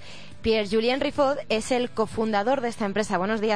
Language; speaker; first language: Spanish; native; Spanish